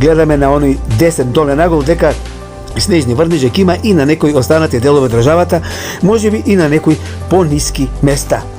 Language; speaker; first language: Macedonian; native; Macedonian